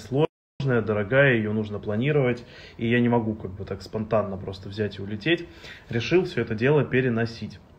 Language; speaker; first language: Russian; native; Russian